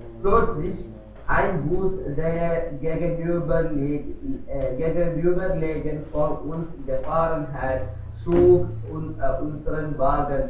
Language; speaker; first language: German; non-native, learner; Kannada